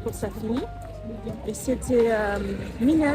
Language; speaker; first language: French; non-native, fluent; German